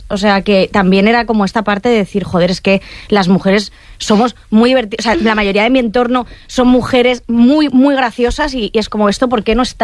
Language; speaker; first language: Spanish; native; Spanish